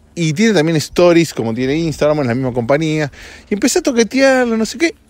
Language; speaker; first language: Spanish; native; Spanish